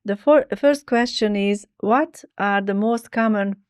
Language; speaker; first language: English; non-native, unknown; Hungarian